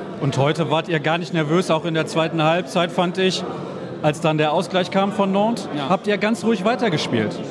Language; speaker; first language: German; native; German